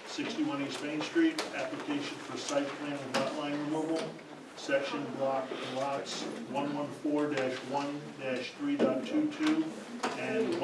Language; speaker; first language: English; native; English